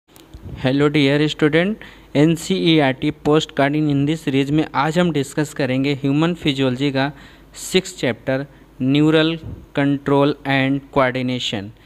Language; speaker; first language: Hindi; native; Hindi